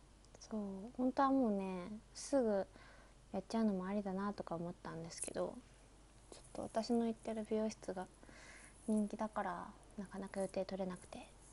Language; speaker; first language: Japanese; native; Japanese